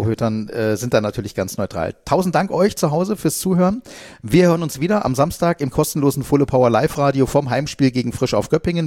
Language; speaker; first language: German; native; German